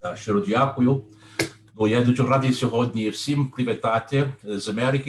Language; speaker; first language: Ukrainian; non-native, learner; English